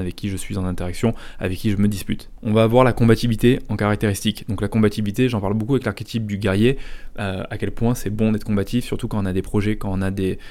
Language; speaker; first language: French; native; French